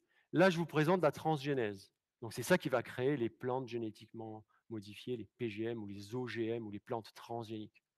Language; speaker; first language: French; native; French